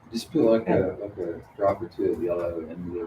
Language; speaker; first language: English; native; English